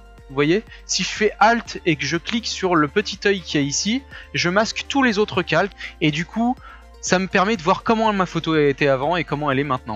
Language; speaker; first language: French; native; French